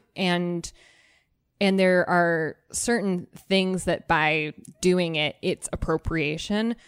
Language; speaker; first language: English; native; English